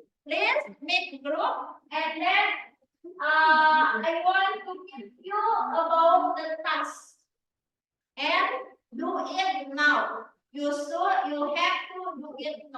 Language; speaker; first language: English; non-native, learner; Indonesian